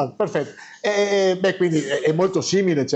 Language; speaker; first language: Italian; native; Italian